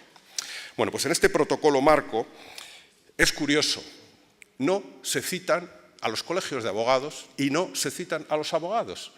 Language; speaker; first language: Spanish; native; Spanish